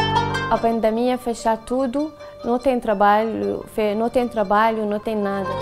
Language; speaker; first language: Portuguese; non-native, learner; Arabic